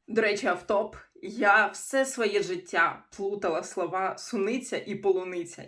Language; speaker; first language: Ukrainian; non-native, local second language; Russian